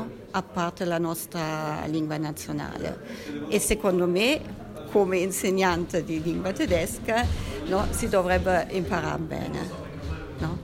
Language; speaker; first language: Italian; non-native, fluent; German